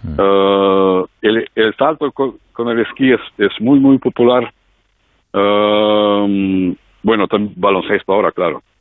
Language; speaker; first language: Spanish; non-native, fluent; Slovenian